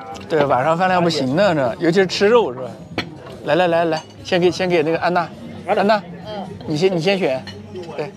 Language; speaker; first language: Chinese; native; Chinese